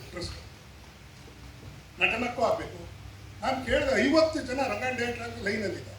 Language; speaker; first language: Kannada; native; Kannada